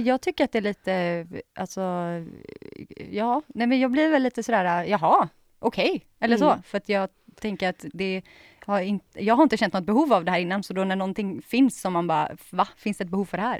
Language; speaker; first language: Swedish; native; Swedish